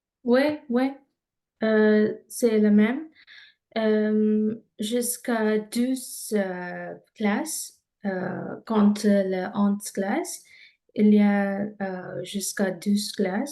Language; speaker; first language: French; non-native, learner; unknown